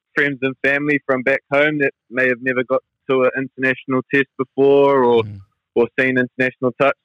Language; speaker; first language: English; native; English